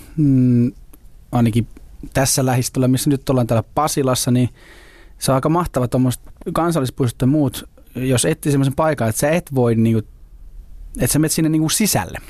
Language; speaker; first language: Finnish; native; Finnish